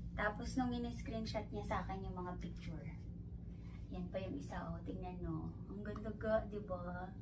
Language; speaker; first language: Filipino; non-native, local second language; Hiligaynon